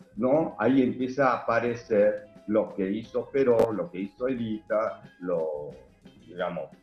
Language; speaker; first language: Spanish; early bilingual, other home language; Korean